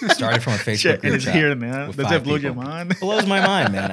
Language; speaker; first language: English; native; English